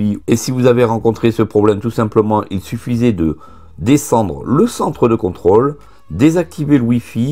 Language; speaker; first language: French; native; French